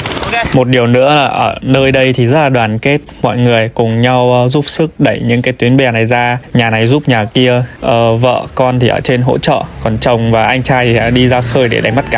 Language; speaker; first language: Vietnamese; native; Vietnamese